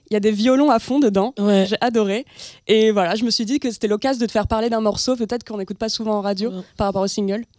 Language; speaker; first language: French; native; French